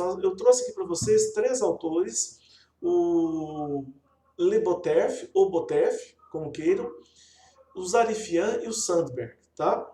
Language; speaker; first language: Portuguese; native; Portuguese